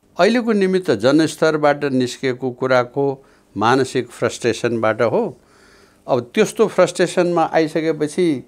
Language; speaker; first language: Nepali; native; Nepali